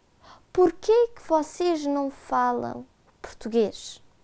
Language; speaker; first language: Portuguese; early bilingual, heritage; Portuguese